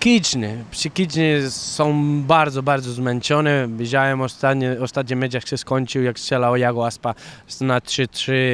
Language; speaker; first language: Polish; non-native, fluent; Catalan